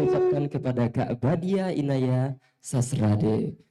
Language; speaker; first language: Indonesian; native; Indonesian